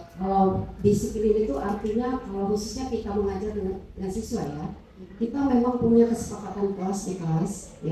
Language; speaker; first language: Indonesian; native; Indonesian